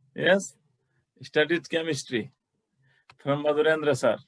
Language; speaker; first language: English; non-native, local second language; Nepali